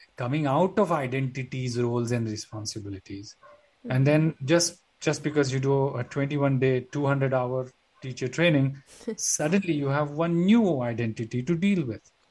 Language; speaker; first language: English; non-native, local second language; Marathi